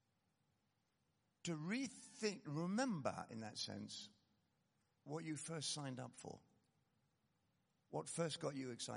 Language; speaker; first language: English; native; English